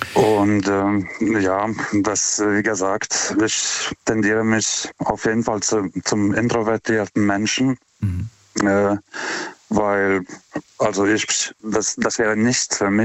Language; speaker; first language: German; native; German